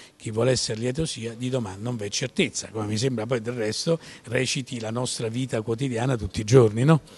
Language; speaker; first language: Italian; native; Italian